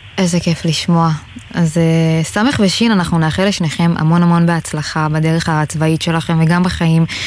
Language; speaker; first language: Hebrew; native; Hebrew